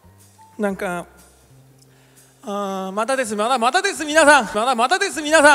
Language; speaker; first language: Japanese; non-native, fluent; Korean